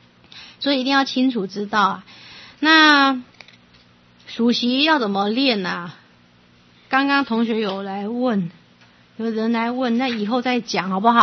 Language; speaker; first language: Chinese; native; Chinese